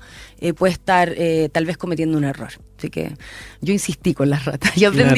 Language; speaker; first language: Spanish; native; Spanish